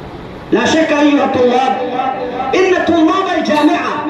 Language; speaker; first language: Arabic; non-native, fluent; Urdu